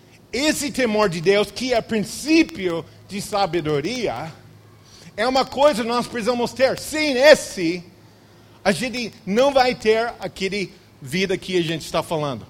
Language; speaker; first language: Portuguese; non-native, fluent; English